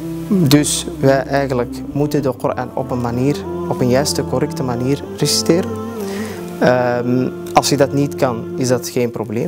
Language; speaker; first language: Dutch; early bilingual, other home language; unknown